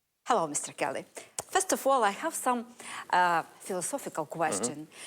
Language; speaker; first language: English; non-native, learner; Ukrainian